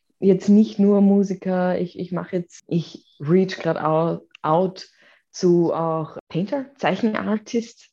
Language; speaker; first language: German; native; German